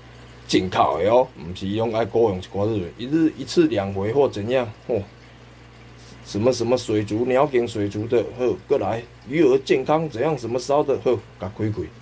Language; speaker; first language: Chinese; non-native, local second language; Min Nan Chinese